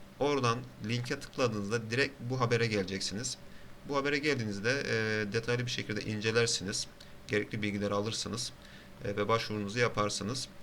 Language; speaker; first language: Turkish; native; Turkish